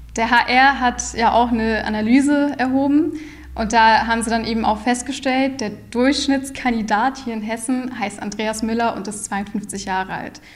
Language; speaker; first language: German; early bilingual, other home language; Urdu